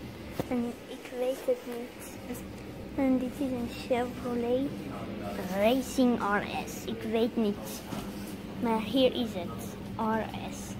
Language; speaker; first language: Dutch; non-native, learner; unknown